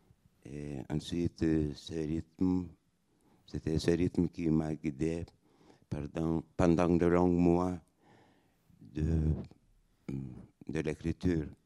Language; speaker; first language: French; non-native, fluent; Lithuanian